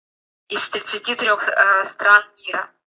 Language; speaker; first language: Russian; native; Russian